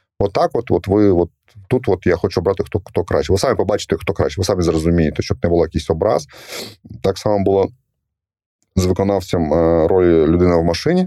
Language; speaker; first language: Ukrainian; non-native, local second language; Russian